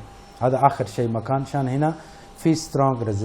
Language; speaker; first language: Arabic; non-native, learner; Urdu